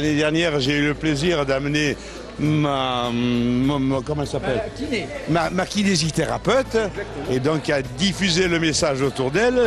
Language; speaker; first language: French; native; French